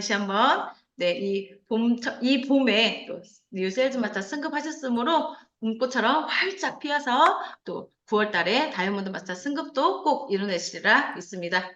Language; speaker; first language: Korean; native; Korean